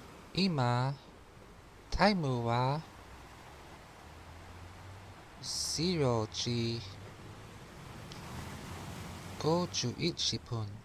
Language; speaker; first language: Japanese; non-native, learner; English